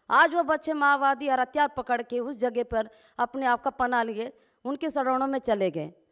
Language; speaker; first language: Hindi; non-native, local second language; Gondi